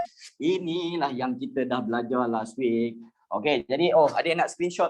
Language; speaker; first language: Malay; native; Malay